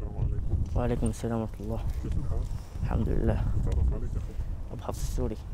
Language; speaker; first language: Arabic; native; Arabic